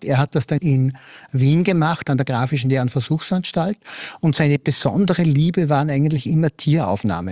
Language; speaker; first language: German; native; German